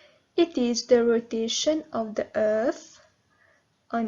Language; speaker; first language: English; non-native, local second language; Morisyen